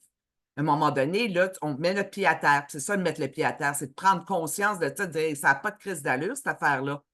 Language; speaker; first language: French; native; French